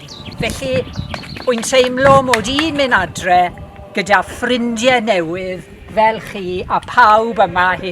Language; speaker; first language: Welsh; native; Welsh